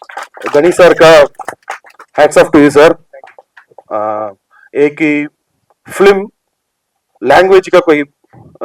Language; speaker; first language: Hindi; non-native, local second language; Telugu